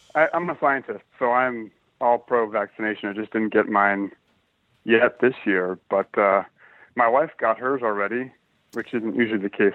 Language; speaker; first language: English; native; English